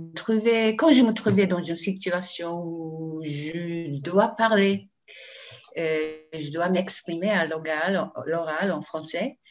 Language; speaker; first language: French; non-native, learner; Japanese